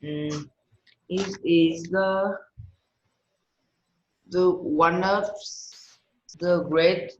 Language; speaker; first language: English; non-native, learner; Vietnamese